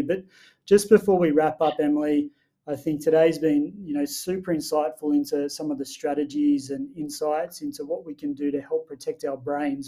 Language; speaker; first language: English; native; English